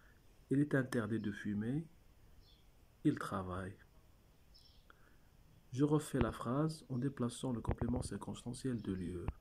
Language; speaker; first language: French; non-native, local second language; Arabic